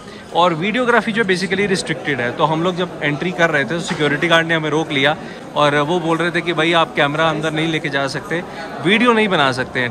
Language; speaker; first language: Hindi; native; Hindi